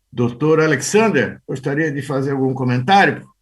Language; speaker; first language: Portuguese; native; Portuguese